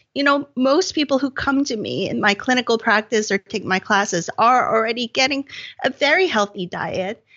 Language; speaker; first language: English; non-native, local second language; Cantonese